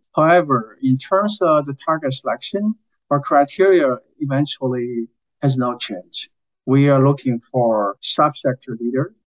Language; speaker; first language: English; non-native, fluent; Chinese